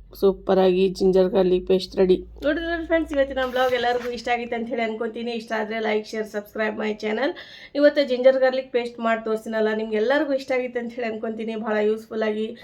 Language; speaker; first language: Kannada; native; Kannada